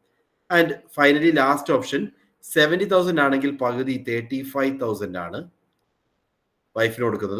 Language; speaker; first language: Malayalam; native; Malayalam